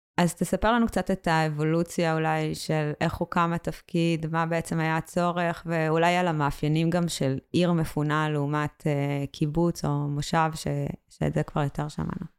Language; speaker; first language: Hebrew; native; Hebrew